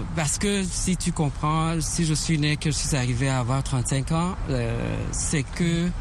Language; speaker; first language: French; non-native, local second language; Kinyarwanda